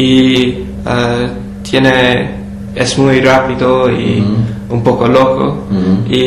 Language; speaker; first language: Spanish; non-native, learner; English